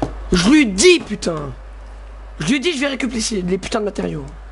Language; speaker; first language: French; native; French